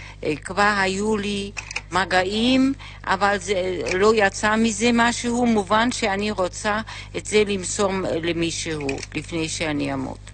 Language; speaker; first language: Hebrew; non-native, fluent; German